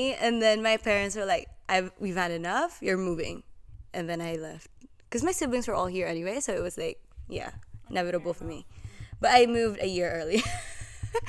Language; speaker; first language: English; non-native, local second language; Filipino